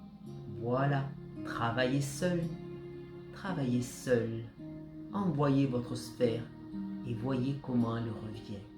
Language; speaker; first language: French; native; French